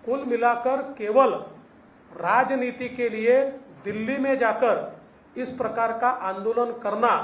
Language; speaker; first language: Hindi; non-native, local second language; Marathi